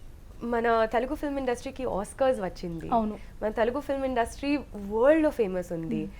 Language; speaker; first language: Telugu; non-native, local second language; Hindi